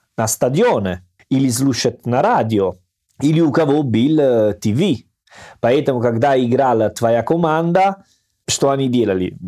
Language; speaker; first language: Russian; non-native, fluent; Italian